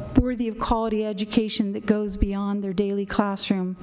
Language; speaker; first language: English; native; English